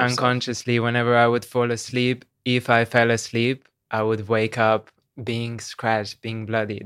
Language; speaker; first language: English; non-native, fluent; Slovenian